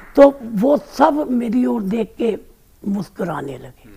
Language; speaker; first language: Hindi; native; Hindi